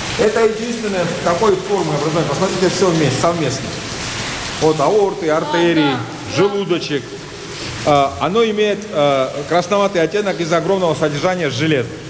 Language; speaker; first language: Russian; non-native, local second language; Georgian